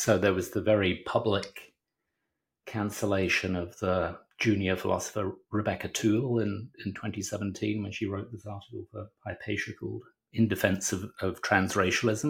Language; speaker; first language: English; native; English